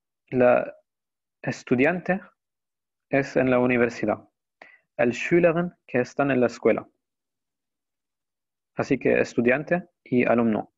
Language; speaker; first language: Spanish; non-native, fluent; Arabic